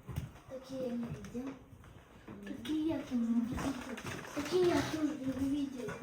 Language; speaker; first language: Russian; non-native, local second language; Azerbaijani